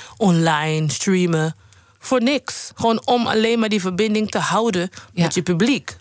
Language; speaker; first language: Dutch; non-native, local second language; Papiamento